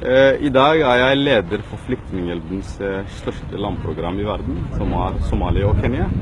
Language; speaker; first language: Norwegian; early bilingual, other home language; Somali